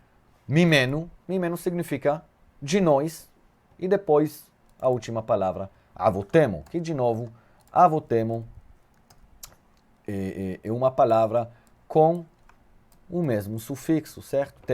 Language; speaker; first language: Portuguese; non-native, fluent; Hebrew